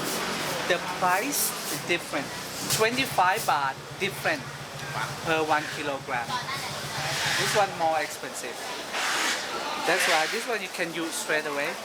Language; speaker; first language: English; non-native, learner; Thai